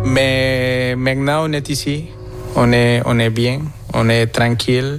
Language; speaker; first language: French; non-native, fluent; Spanish